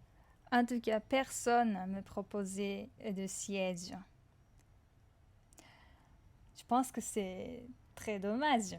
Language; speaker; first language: French; non-native, fluent; Japanese